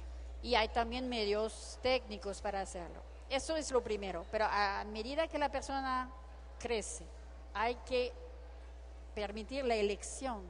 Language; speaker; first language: Spanish; non-native, fluent; French